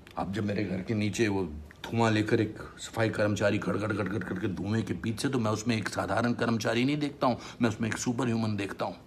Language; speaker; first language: Hindi; native; Hindi